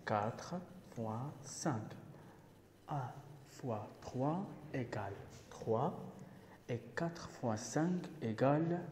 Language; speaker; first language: French; non-native, local second language; Arabic